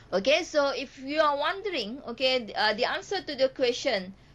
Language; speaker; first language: English; non-native, local second language; Malay